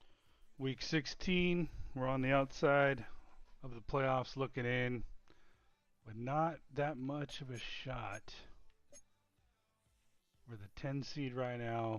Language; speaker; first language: English; native; English